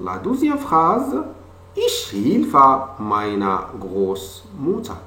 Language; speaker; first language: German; non-native, fluent; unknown